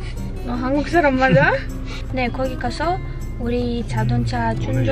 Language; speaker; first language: Korean; non-native, learner; Russian